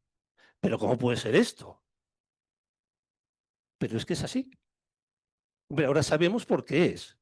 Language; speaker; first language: Spanish; native; Spanish